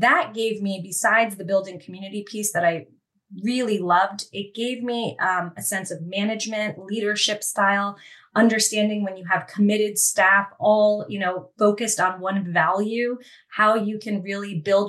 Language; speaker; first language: English; native; English